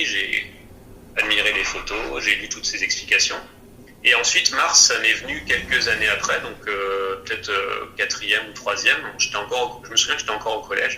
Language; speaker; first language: French; native; French